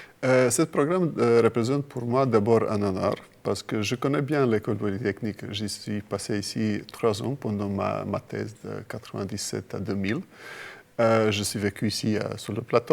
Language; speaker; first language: French; non-native, fluent; Croatian